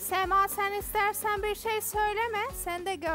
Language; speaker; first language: Turkish; non-native, learner; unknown